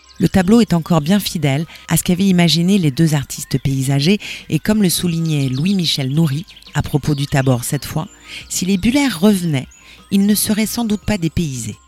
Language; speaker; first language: French; native; French